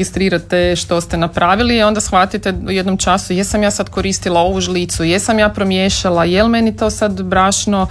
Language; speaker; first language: Serbian; native; Serbian